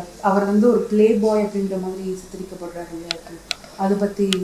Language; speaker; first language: Tamil; native; Tamil